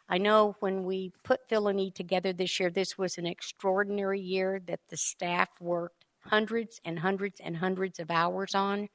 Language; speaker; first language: English; native; English